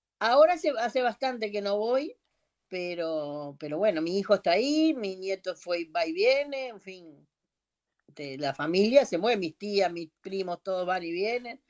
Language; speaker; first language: Spanish; native; Spanish